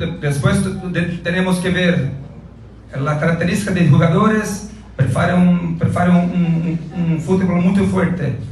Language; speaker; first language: Spanish; non-native, learner; Portuguese